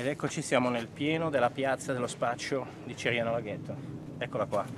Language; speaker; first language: Italian; native; Italian